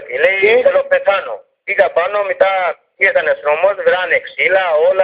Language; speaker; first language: Greek; non-native, learner; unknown